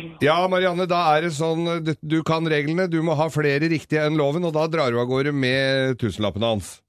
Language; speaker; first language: Norwegian; native; Norwegian